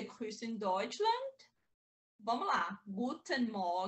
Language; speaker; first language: German; non-native, learner; Portuguese